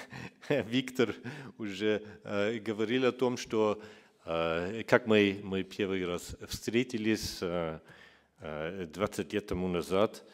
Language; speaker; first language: Russian; non-native, fluent; German